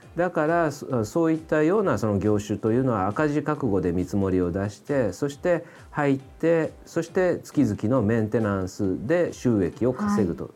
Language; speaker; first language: Japanese; native; Japanese